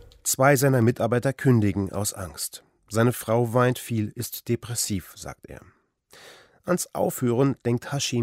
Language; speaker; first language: German; native; German